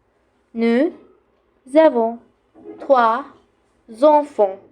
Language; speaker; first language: French; non-native, fluent; Bangla